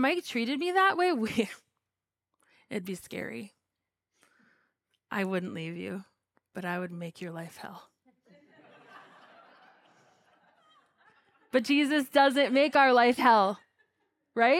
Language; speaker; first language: English; native; English